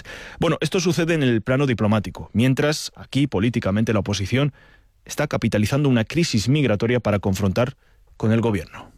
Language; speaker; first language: Spanish; native; Spanish